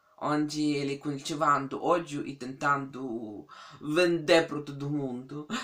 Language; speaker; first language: Portuguese; non-native, fluent; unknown